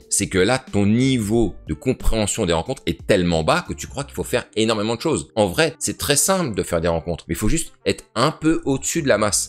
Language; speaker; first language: French; native; French